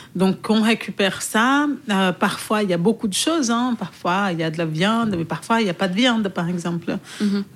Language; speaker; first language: French; non-native, fluent; Portuguese